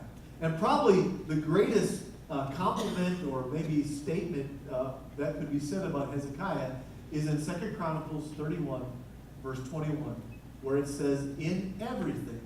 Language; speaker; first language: English; native; English